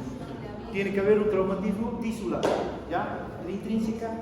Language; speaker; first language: Spanish; native; Spanish